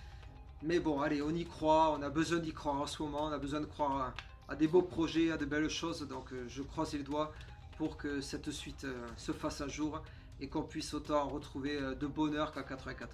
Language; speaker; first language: French; native; French